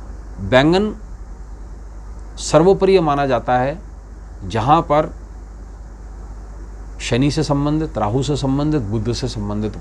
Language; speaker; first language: Hindi; native; Hindi